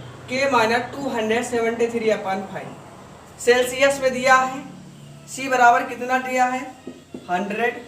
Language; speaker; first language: Hindi; native; Hindi